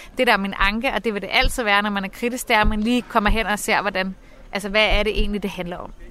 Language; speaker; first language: Danish; native; Danish